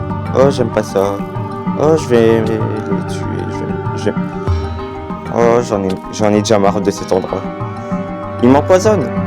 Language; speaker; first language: French; native; French